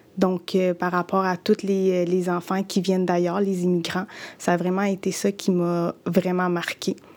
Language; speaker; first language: French; early bilingual, other home language; Spanish